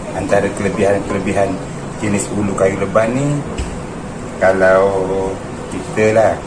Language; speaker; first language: Malay; non-native, local second language; Javanese